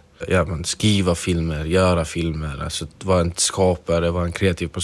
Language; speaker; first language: Swedish; non-native, fluent; Arabic